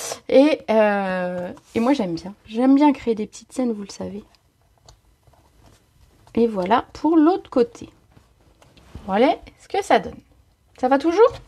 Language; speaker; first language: French; native; French